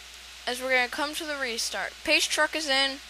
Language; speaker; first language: English; native; English